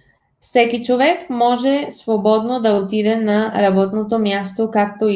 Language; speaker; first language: Bulgarian; non-native, fluent; Spanish